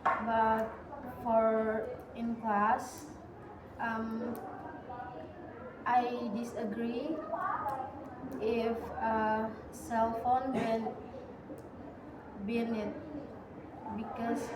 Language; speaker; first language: English; non-native, learner; Indonesian